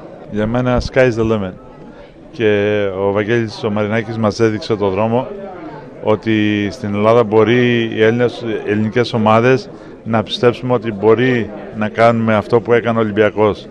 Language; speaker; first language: Greek; early bilingual, heritage; English